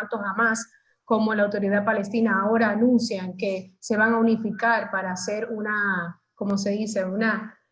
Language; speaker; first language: Spanish; native; Spanish